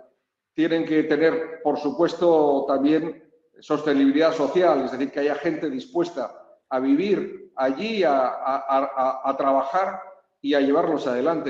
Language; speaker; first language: Spanish; native; Spanish